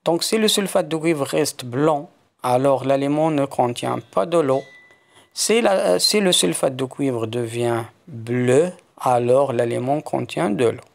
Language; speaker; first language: French; non-native, local second language; Arabic